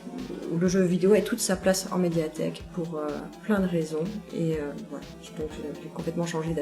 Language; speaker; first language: French; native; French